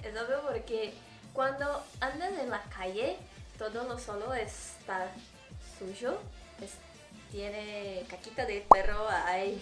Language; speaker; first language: Spanish; non-native, fluent; Portuguese